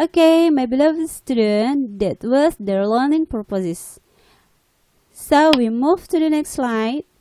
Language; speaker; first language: English; non-native, learner; Indonesian